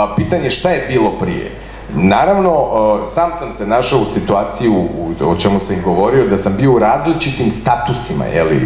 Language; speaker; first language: Croatian; native; Croatian